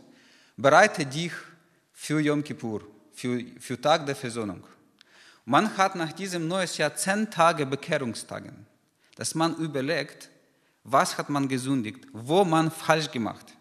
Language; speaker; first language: German; non-native, fluent; Ukrainian